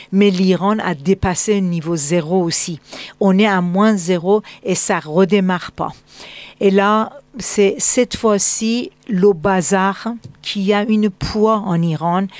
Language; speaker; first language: French; non-native, fluent; Persian